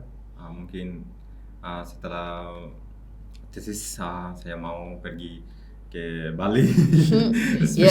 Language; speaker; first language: Indonesian; non-native, learner; Bangla